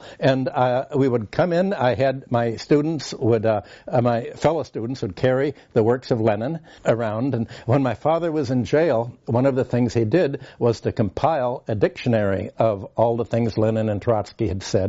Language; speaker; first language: English; native; English